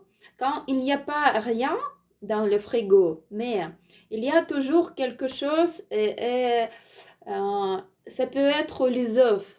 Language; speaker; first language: French; non-native, learner; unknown